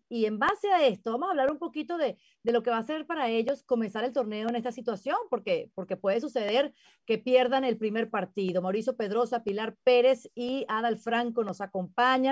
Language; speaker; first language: Spanish; native; Spanish